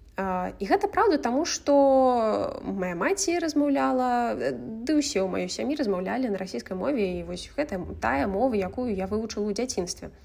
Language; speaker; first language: Belarusian; non-native, local second language; Russian